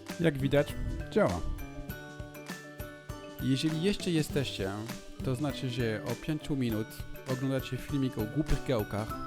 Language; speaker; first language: Polish; non-native, learner; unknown